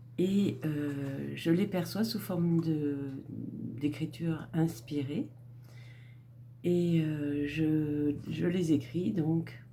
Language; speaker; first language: French; native; French